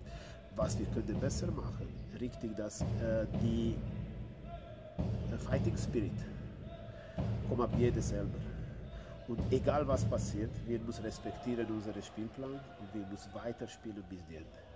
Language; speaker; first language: German; non-native, learner; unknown